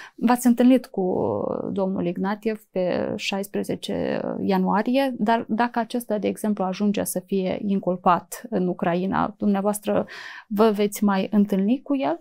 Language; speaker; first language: Romanian; native; Romanian